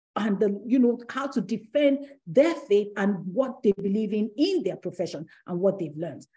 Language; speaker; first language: English; non-native, local second language; Yoruba